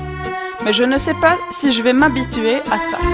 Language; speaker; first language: French; non-native, fluent; Swedish